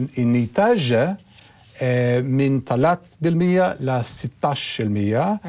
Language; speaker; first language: Arabic; non-native, learner; English